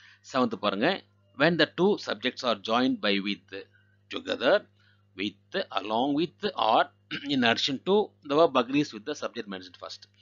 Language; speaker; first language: English; non-native, local second language; Tamil